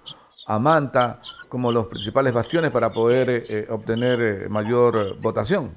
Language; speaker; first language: Spanish; native; Spanish